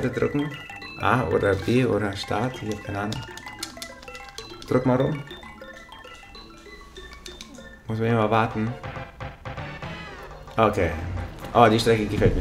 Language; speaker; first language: German; native; German